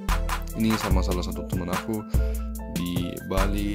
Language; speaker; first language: Indonesian; early bilingual, heritage; Indonesian